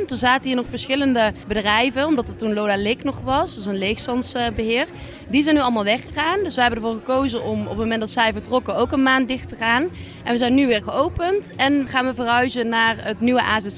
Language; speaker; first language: Dutch; native; Dutch